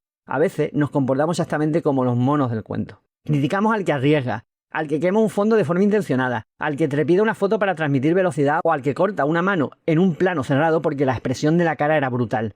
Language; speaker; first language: Spanish; native; Spanish